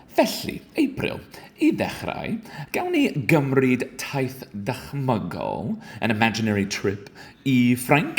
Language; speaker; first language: Welsh; non-native, learner; English